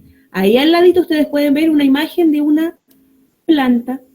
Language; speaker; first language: Spanish; native; Spanish